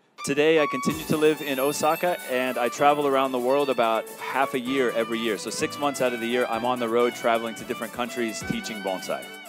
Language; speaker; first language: English; native; English